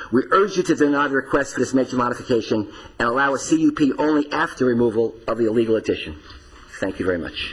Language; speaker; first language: English; native; English